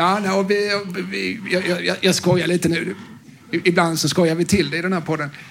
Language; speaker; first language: Swedish; native; Swedish